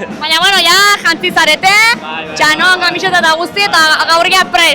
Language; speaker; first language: Basque; native; Basque